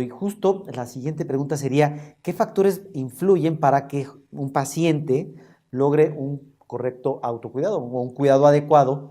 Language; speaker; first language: Spanish; native; Spanish